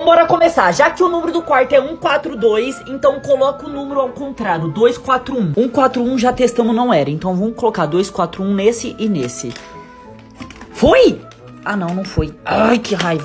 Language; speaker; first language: Portuguese; native; Portuguese